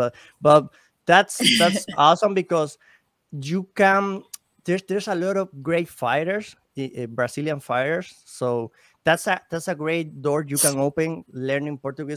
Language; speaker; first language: English; non-native, learner; Spanish